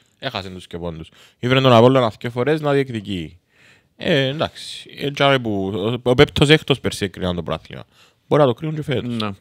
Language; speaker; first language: Greek; native; Greek